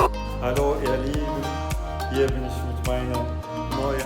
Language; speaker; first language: German; non-native, learner; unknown